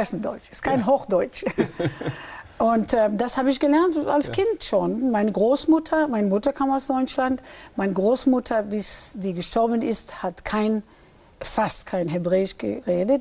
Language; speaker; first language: German; early bilingual, heritage; German